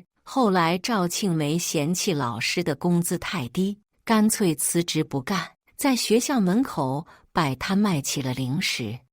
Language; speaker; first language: Chinese; native; Chinese